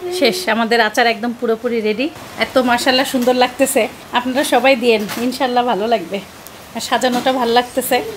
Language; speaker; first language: Bangla; native; Bangla